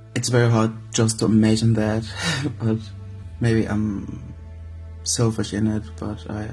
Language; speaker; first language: English; non-native, fluent; Arabic